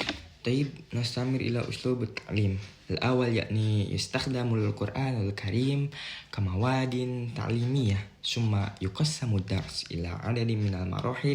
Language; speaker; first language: Arabic; non-native, learner; Indonesian